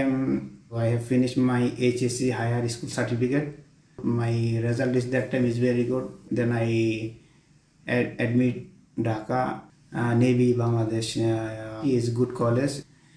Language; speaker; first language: English; non-native, learner; Bangla